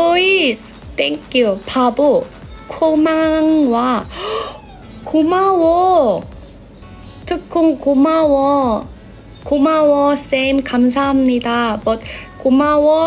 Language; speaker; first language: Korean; non-native, learner; Thai